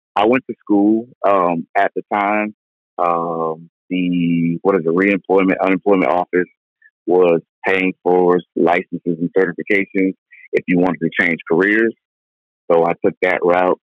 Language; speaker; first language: English; native; English